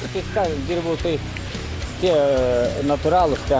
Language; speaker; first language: Lithuanian; native; Lithuanian